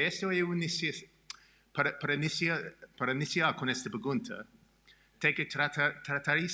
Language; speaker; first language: Portuguese; non-native, learner; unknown